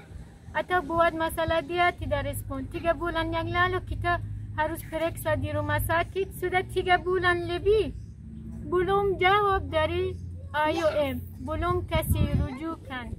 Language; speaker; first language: Indonesian; non-native, learner; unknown